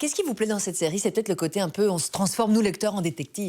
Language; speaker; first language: French; native; French